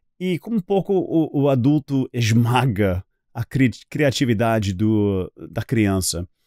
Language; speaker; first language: Portuguese; non-native, fluent; English